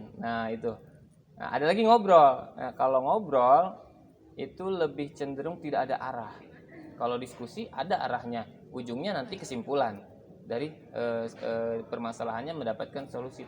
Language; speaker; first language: Indonesian; native; Indonesian